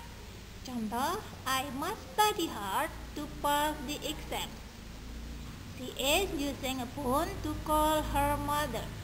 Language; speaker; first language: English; non-native, fluent; Indonesian